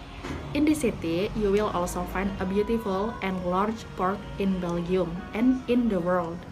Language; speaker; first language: English; non-native, learner; Indonesian